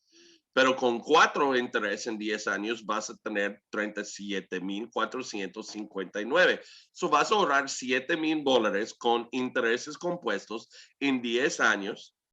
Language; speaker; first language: Spanish; early bilingual, heritage; English